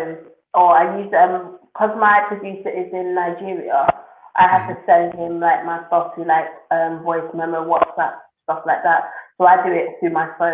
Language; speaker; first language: English; native; English